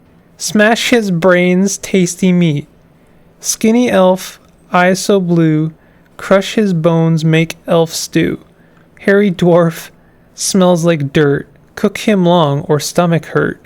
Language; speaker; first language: English; native; English